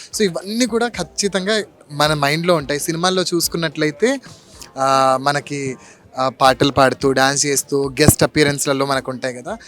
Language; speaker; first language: Telugu; non-native, local second language; Lambadi